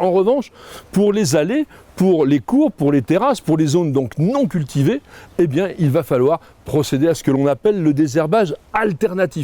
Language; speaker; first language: French; native; French